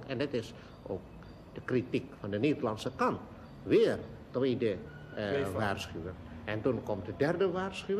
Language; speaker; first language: Dutch; non-native, local second language; Indonesian